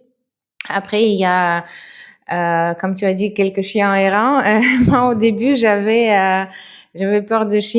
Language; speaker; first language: French; non-native, fluent; Russian